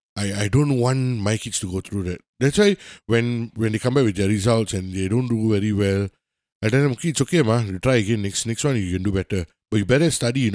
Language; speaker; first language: English; native; English